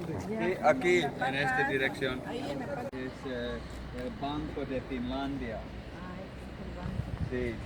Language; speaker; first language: Spanish; non-native, learner; Finnish